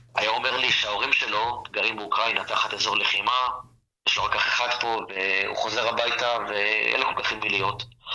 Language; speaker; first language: Hebrew; native; Hebrew